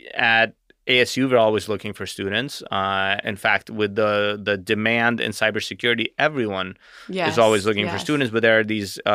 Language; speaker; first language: English; native; English